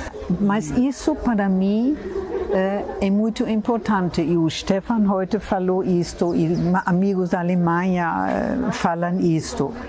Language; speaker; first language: Portuguese; non-native, fluent; German